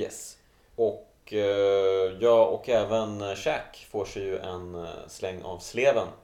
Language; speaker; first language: Swedish; native; Swedish